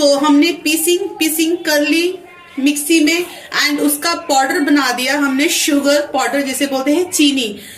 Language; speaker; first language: Hindi; non-native, local second language; Punjabi